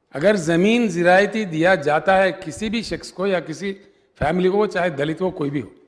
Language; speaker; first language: Hindi; non-native, local second language; Telugu